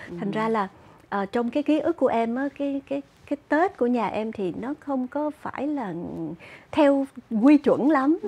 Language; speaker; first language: Vietnamese; native; Vietnamese